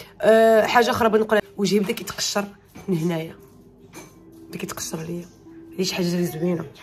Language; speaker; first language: Arabic; native; Arabic